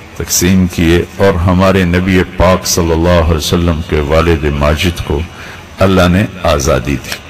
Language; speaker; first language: Urdu; non-native, local second language; Punjabi